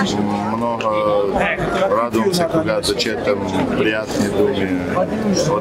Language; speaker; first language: Bulgarian; non-native, learner; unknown